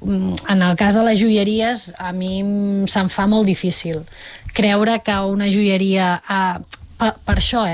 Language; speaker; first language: Catalan; native; Catalan